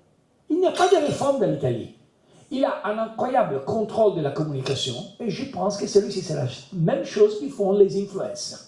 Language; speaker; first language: French; non-native, learner; Italian